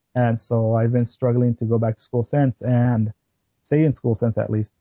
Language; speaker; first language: English; early bilingual, other home language; Spanish